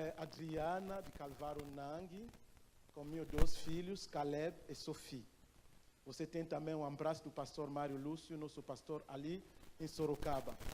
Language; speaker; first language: Portuguese; non-native, fluent; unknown